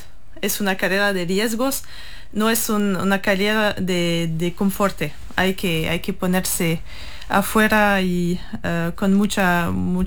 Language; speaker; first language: Spanish; non-native, fluent; French